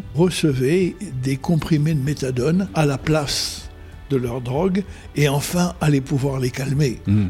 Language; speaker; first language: French; non-native, local second language; Arabic